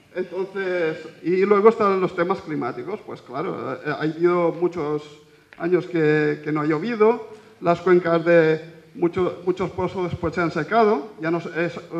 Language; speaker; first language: Spanish; non-native, local second language; Catalan